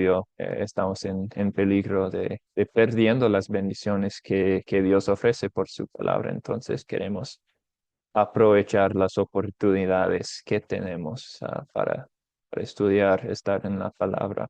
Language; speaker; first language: Spanish; non-native, fluent; English